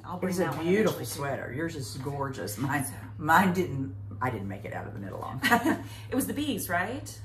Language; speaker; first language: English; native; English